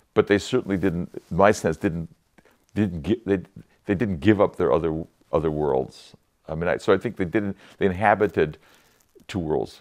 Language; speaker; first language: English; native; English